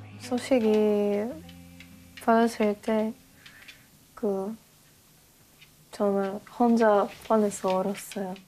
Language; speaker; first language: Korean; non-native, learner; Russian